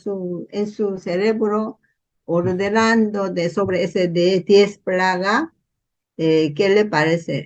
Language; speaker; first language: Spanish; non-native, learner; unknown